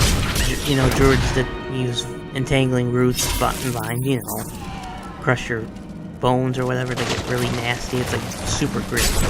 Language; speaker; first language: English; native; English